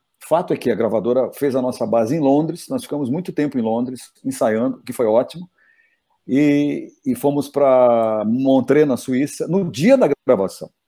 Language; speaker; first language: Portuguese; native; Portuguese